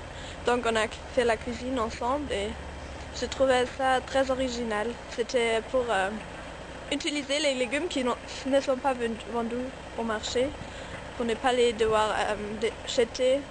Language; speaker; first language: French; non-native, fluent; German